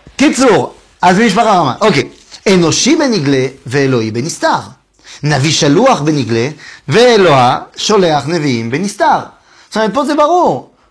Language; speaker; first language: Hebrew; non-native, fluent; French